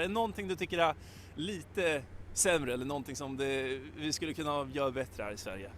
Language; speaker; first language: Swedish; native; Swedish